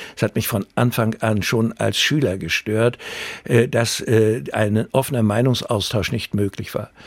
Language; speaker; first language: German; native; German